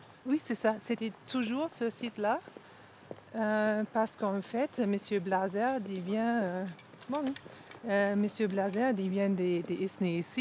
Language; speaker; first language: French; non-native, fluent; German